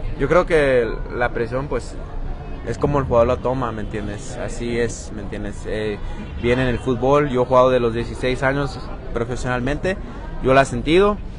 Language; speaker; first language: Spanish; early bilingual, heritage; Spanish